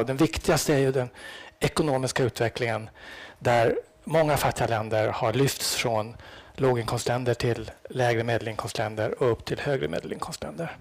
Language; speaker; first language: Swedish; native; Swedish